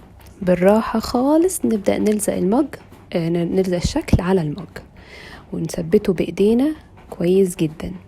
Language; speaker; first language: Arabic; native; Arabic